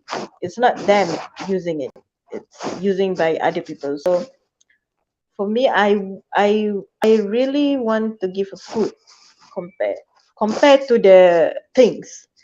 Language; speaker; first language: English; non-native, fluent; Malay